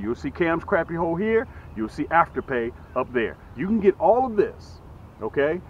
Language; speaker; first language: English; native; English